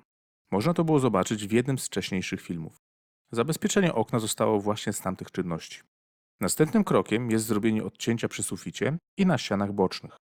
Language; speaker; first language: Polish; native; Polish